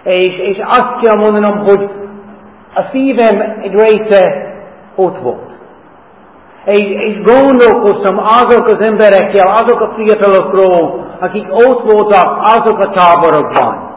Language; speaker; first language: Hungarian; non-native, learner; English